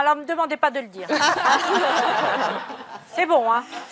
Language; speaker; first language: French; native; French